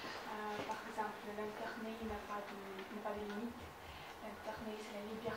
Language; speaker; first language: French; non-native, learner; Russian